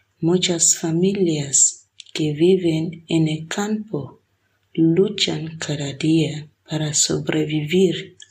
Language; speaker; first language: Spanish; non-native, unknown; Igbo